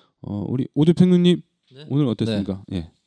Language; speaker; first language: Korean; native; Korean